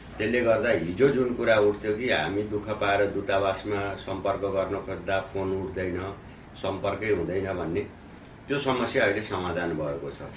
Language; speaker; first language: Nepali; native; Nepali